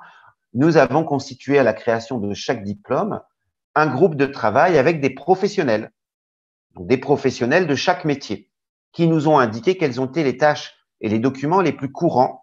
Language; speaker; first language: French; native; French